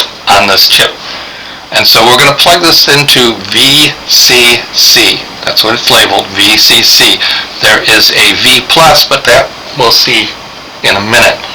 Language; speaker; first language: English; native; English